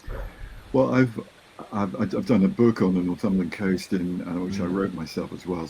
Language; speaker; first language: English; native; English